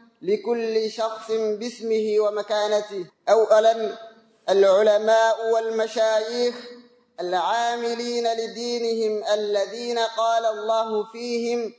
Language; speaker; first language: Arabic; non-native, local second language; Somali